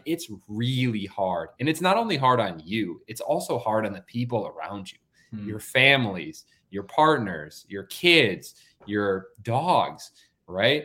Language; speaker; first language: English; native; English